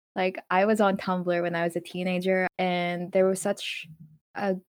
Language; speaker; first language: English; non-native, local second language; Filipino